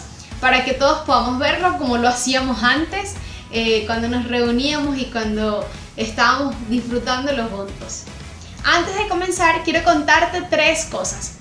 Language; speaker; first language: Spanish; native; Spanish